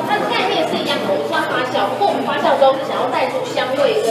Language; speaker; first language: Chinese; native; Chinese